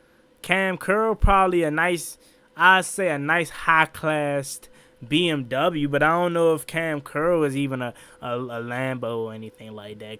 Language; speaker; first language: English; native; English